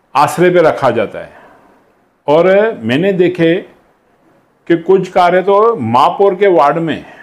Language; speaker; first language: Hindi; non-native, local second language; Sindhi